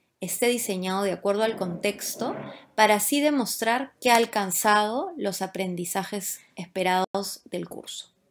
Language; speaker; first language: Spanish; native; Spanish